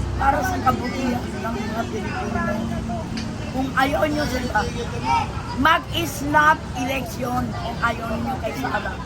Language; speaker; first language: Filipino; non-native, local second language; Iloko